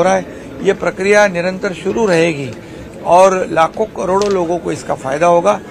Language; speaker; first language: Hindi; non-native, local second language; Marathi